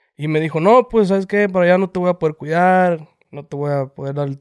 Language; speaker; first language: Spanish; native; Spanish